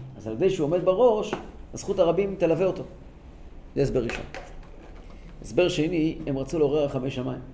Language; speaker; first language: Hebrew; native; Hebrew